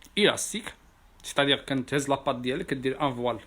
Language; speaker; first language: French; non-native, local second language; Arabic